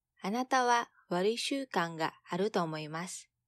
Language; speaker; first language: Japanese; non-native, fluent; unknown